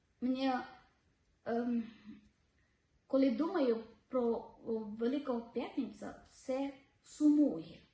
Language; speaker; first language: Ukrainian; non-native, learner; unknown